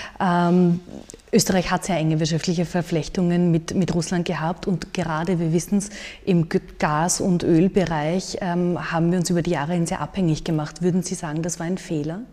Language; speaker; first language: German; native; German